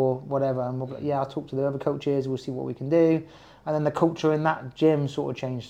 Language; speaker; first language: English; native; English